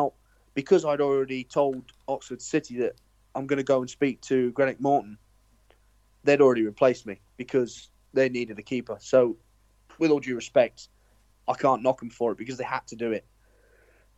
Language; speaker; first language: English; native; English